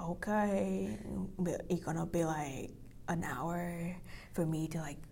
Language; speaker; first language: English; non-native, fluent; Vietnamese